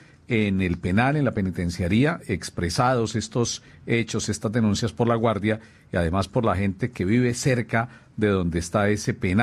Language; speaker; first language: Spanish; native; Spanish